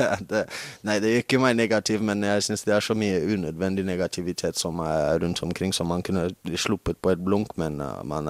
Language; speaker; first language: Norwegian; non-native, fluent; English